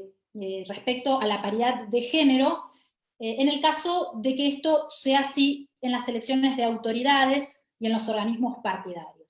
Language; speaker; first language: Spanish; native; Spanish